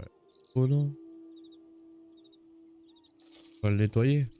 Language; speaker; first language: French; native; French